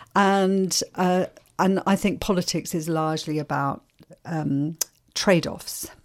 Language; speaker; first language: English; native; English